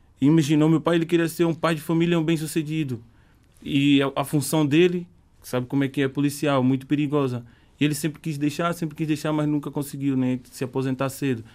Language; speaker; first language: Portuguese; native; Portuguese